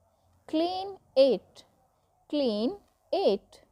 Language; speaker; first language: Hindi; native; Hindi